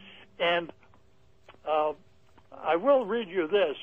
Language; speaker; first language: English; native; English